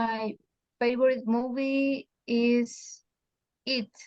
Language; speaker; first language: English; non-native, learner; Spanish